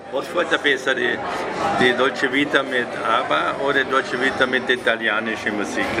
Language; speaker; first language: German; native; German